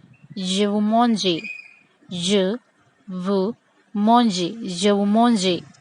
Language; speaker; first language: French; non-native, fluent; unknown